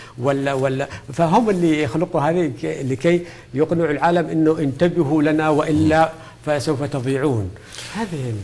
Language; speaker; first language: Arabic; native; Arabic